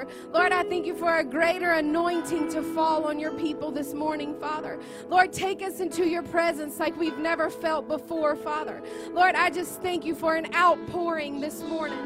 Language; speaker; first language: English; native; English